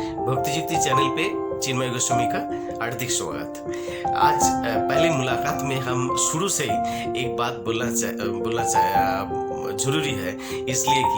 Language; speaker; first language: Hindi; non-native, local second language; Bangla